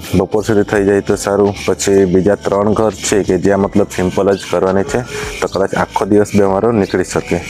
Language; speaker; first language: Gujarati; non-native, local second language; Kukna